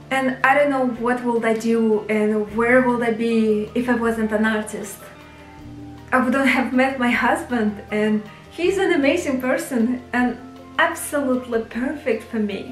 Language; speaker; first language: English; non-native, fluent; Russian